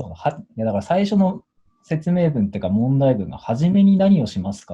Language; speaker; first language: Japanese; native; Japanese